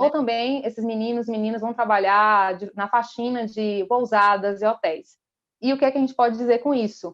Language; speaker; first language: Portuguese; native; Portuguese